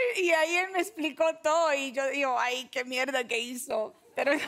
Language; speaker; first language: Spanish; non-native, learner; Portuguese